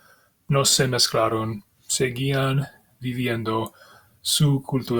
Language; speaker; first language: Spanish; non-native, fluent; English